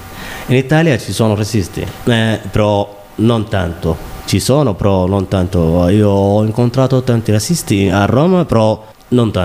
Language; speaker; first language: Italian; non-native, learner; Somali